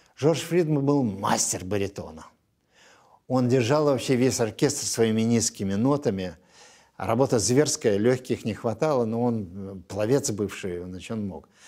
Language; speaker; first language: Russian; native; Russian